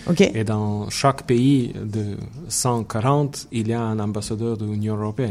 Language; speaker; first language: French; non-native, fluent; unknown